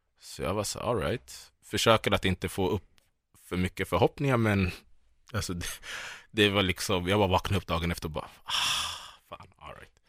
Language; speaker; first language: Swedish; early bilingual, other home language; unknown